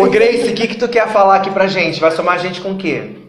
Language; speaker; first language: Portuguese; native; Portuguese